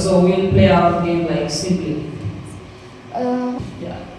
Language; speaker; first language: English; non-native, fluent; Nepali